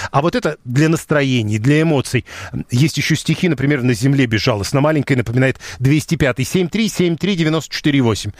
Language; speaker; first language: Russian; native; Russian